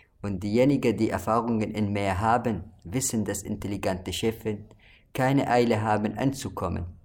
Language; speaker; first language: German; non-native, fluent; Arabic